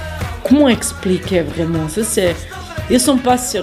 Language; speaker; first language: French; non-native, fluent; Serbian